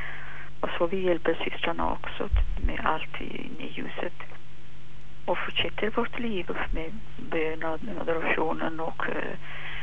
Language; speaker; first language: Swedish; non-native, fluent; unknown